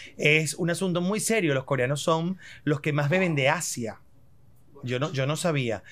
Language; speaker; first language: Spanish; native; Spanish